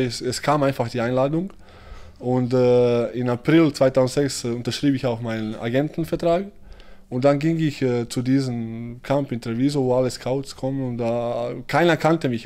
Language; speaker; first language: German; early bilingual, other home language; Bosnian